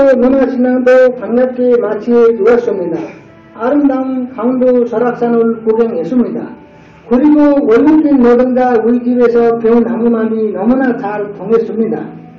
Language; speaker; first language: Korean; non-native, learner; Nepali